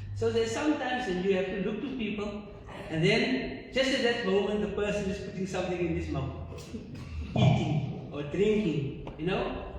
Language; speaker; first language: English; non-native, local second language; Afrikaans